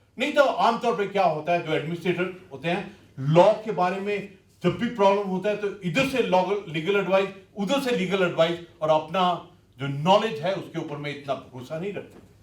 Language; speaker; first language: Hindi; non-native, local second language; Punjabi